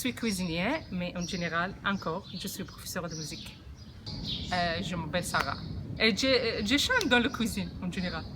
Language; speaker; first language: French; non-native, learner; Arabic